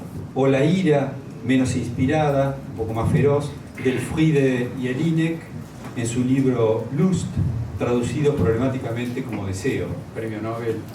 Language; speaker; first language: Spanish; native; Spanish